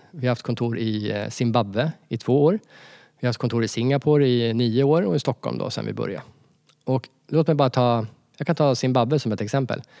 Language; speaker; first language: Swedish; native; Swedish